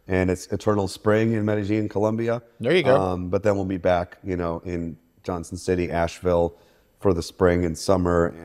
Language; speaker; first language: English; native; English